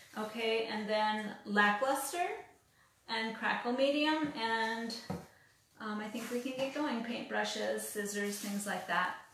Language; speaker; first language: English; native; English